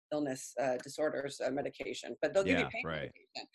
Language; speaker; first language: English; early bilingual, other home language; Spanish